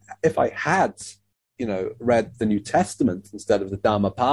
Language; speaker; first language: English; native; English